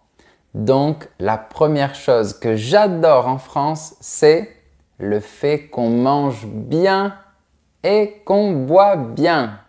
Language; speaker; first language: French; native; French